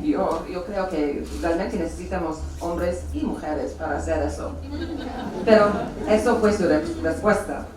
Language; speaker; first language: Spanish; non-native, fluent; English